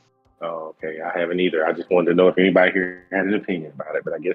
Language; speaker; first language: English; native; English